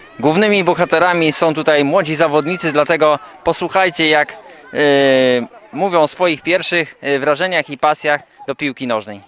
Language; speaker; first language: Polish; native; Polish